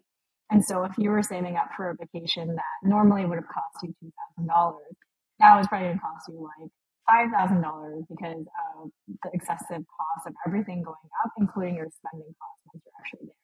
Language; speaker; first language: English; native; English